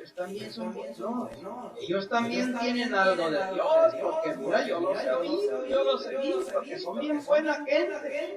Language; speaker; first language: Spanish; native; Spanish